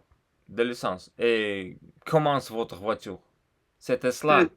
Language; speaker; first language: French; non-native, learner; Russian